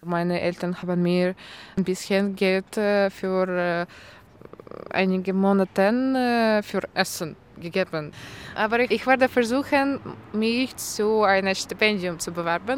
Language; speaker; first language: German; non-native, learner; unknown